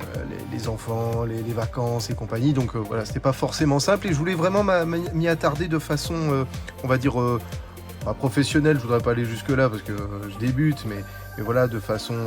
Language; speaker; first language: French; native; French